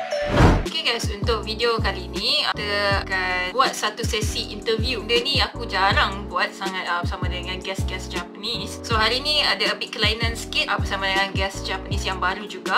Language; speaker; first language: Malay; native; Malay